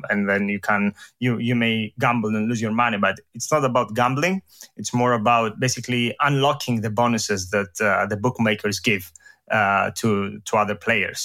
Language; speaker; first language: English; non-native, fluent; Greek